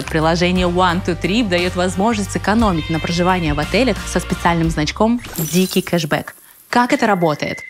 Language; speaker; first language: Russian; native; Russian